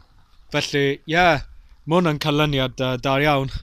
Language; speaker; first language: Welsh; non-native, local second language; English